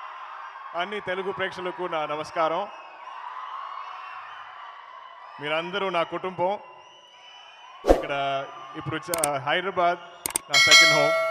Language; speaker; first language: Telugu; non-native, learner; Malayalam